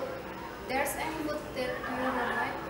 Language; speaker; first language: English; non-native, learner; Indonesian